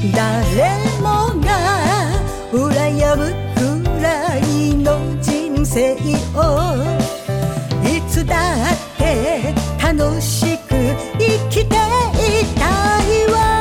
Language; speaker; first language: Japanese; native; Japanese